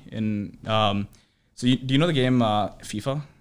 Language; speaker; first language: English; non-native, local second language; Hindi